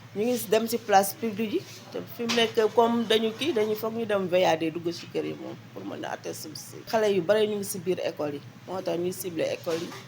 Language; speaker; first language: Wolof; native; Wolof